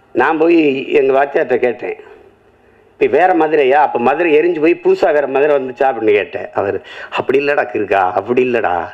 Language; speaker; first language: Tamil; native; Tamil